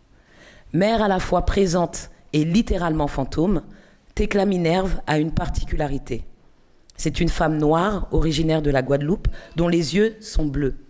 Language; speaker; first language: French; native; French